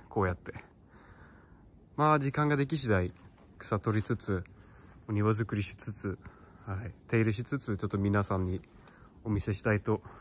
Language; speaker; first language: Japanese; non-native, fluent; Swedish